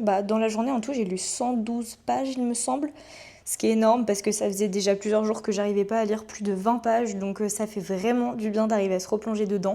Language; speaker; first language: French; native; French